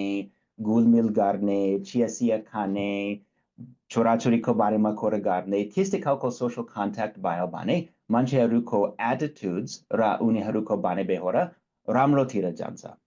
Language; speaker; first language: Nepali; non-native, fluent; English